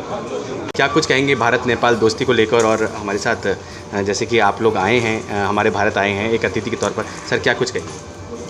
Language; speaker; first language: Hindi; native; Hindi